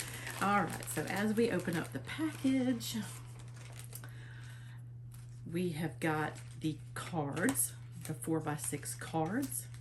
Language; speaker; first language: English; native; English